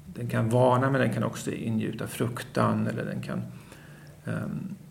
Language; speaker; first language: Swedish; native; Swedish